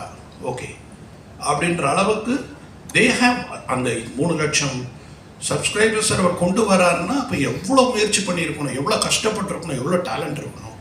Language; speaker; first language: Tamil; native; Tamil